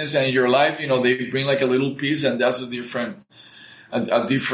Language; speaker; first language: English; non-native, fluent; Spanish